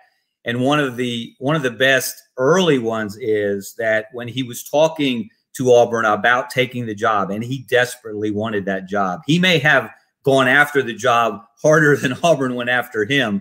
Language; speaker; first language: English; native; English